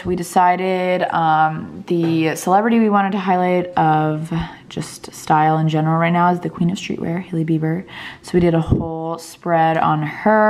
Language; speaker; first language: English; native; English